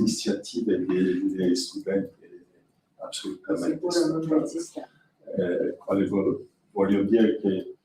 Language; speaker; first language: Italian; non-native, learner; French